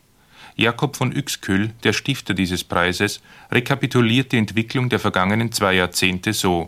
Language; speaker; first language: German; native; German